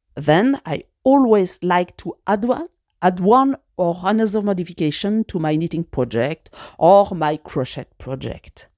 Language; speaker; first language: English; non-native, fluent; French